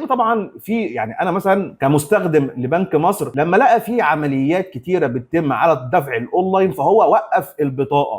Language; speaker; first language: Arabic; native; Arabic